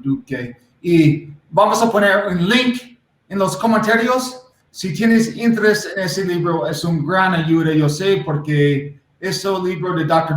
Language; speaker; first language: Spanish; non-native, learner; English